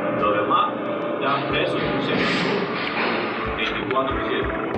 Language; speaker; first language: Spanish; early bilingual, heritage; English